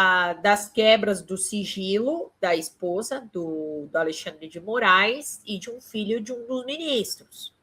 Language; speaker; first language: Portuguese; native; Portuguese